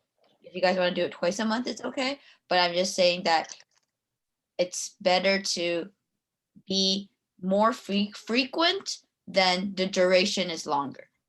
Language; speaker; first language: English; non-native, fluent; Chinese